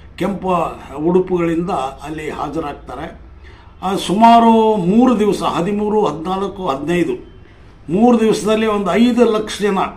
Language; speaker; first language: Kannada; non-native, local second language; Lambadi